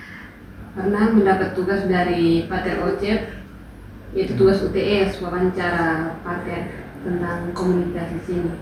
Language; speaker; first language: Indonesian; non-native, local second language; Tetum